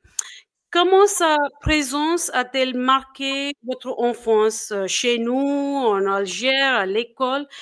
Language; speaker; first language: French; non-native, fluent; English